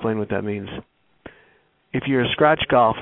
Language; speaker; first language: English; native; English